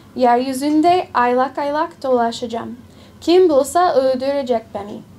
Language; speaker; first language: Turkish; non-native, learner; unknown